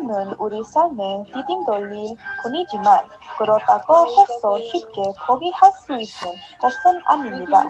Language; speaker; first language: Korean; non-native, learner; English